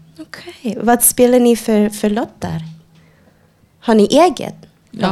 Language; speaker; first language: Swedish; non-native, fluent; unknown